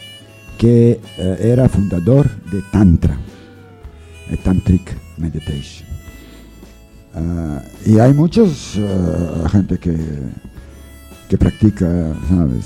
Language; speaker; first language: Spanish; non-native, learner; English